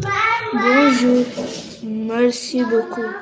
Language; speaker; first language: French; non-native, learner; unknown